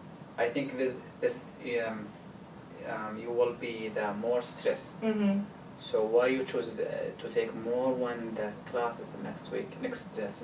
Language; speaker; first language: English; non-native, learner; Arabic